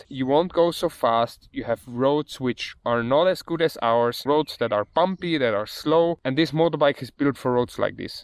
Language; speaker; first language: English; non-native, fluent; German